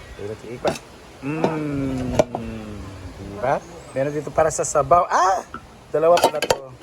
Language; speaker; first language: Filipino; non-native, local second language; Cebuano